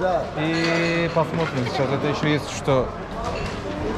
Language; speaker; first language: Russian; non-native, learner; Turkish